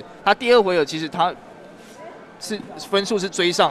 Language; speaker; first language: Chinese; native; Chinese